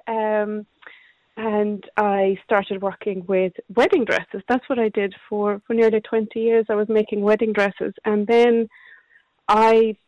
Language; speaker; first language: English; non-native, fluent; Swedish